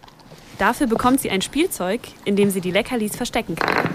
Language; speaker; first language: German; native; German